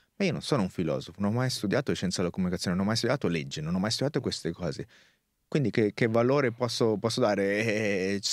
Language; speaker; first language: Italian; native; Italian